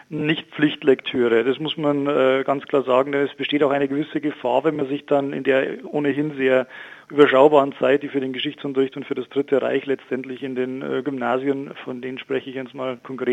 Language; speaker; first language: German; native; German